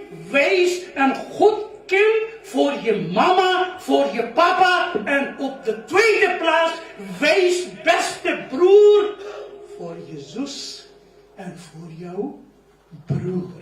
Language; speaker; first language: Dutch; non-native, learner; Urdu